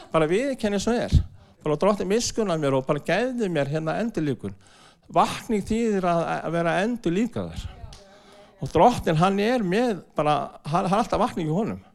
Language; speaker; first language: Icelandic; non-native, fluent; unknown